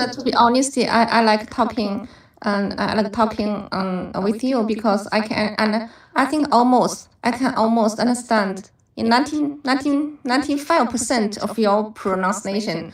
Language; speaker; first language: English; non-native, learner; Chinese